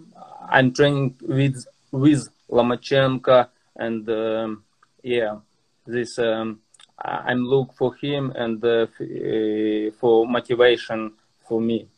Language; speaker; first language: English; non-native, learner; Russian